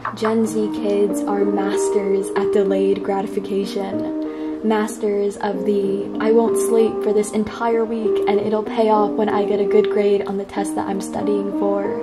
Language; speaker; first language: English; native; English